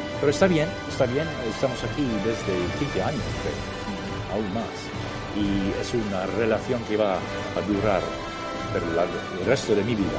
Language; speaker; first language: Spanish; non-native, fluent; English